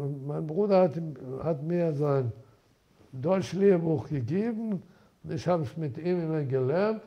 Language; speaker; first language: German; non-native, fluent; Persian